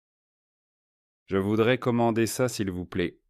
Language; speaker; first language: French; native; French